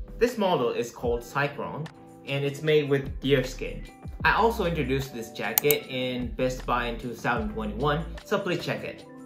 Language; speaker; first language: English; non-native, fluent; Japanese